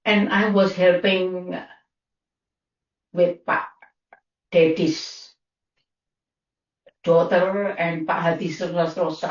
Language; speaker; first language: English; non-native, learner; Indonesian